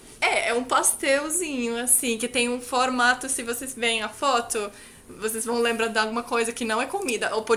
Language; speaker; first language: Portuguese; non-native, fluent; Finnish